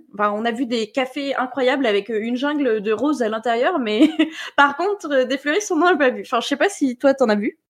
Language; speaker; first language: French; native; French